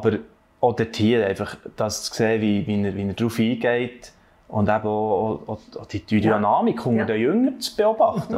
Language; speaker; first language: German; native; German